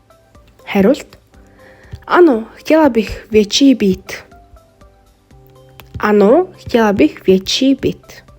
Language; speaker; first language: Czech; non-native, learner; Mongolian